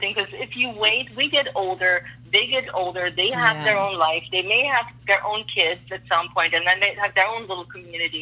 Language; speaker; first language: English; non-native, fluent; German